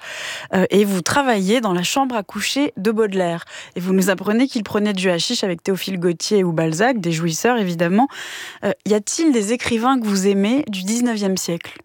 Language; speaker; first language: French; native; French